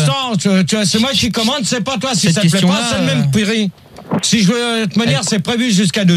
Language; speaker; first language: French; native; French